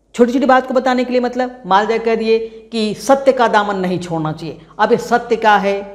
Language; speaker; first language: Hindi; non-native, local second language; Chhattisgarhi